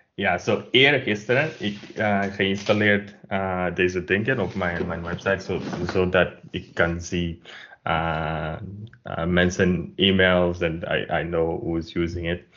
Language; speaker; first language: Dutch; non-native, learner; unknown